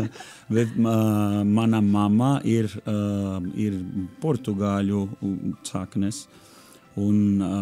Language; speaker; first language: Latvian; non-native, learner; Portuguese